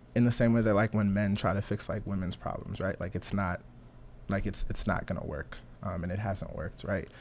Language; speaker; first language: English; native; English